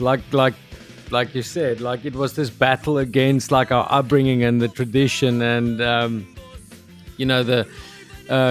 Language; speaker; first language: English; non-native, local second language; Afrikaans